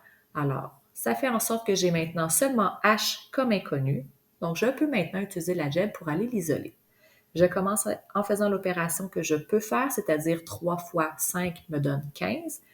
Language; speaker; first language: French; native; French